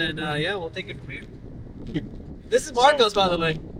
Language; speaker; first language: English; native; English